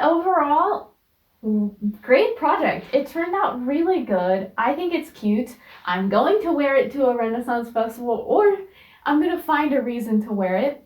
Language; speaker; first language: English; native; English